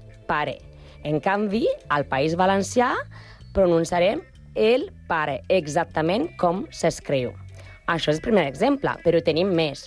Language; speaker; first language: Catalan; non-native, learner; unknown